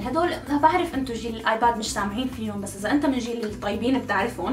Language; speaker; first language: Arabic; native; Arabic